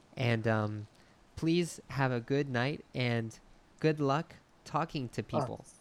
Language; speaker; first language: English; native; English